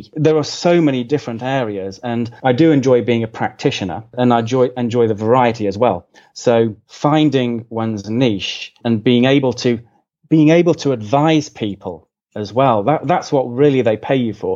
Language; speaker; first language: English; native; English